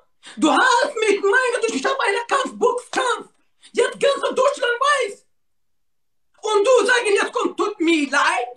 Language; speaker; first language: German; non-native, learner; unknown